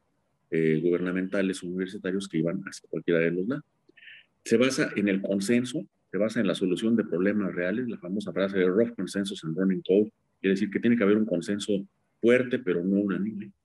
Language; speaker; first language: Spanish; native; Spanish